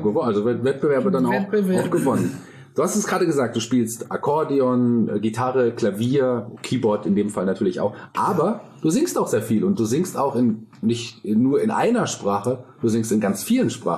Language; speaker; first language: German; native; German